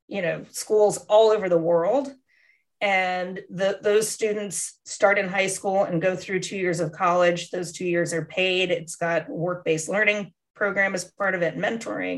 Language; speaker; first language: English; native; English